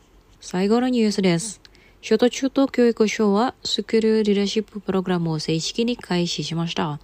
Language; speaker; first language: Japanese; non-native, fluent; Indonesian